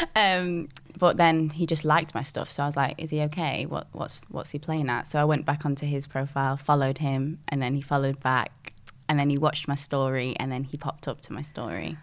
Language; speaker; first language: English; native; English